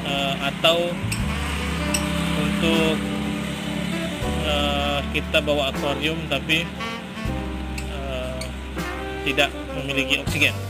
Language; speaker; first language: Indonesian; native; Indonesian